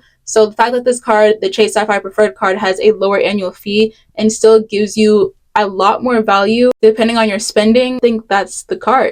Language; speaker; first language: English; native; English